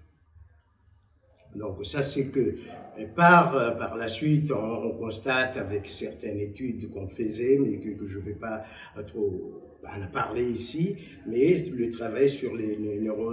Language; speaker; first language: French; non-native, local second language; Malagasy